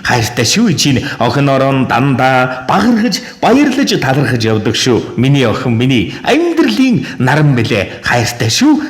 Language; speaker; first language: Mongolian; native; Mongolian